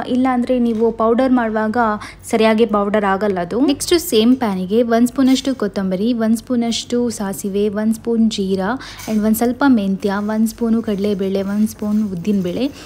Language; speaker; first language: Kannada; non-native, local second language; Tulu